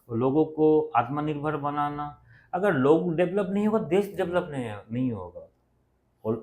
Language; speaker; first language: Hindi; non-native, local second language; Bangla